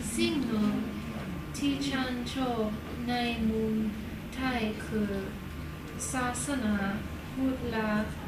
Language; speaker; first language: Thai; non-native, learner; English